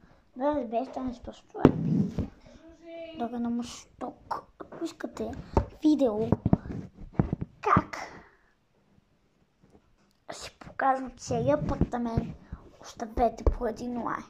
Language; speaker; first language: Bulgarian; native; Bulgarian